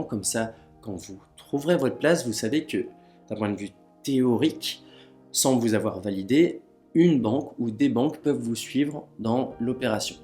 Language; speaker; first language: French; native; French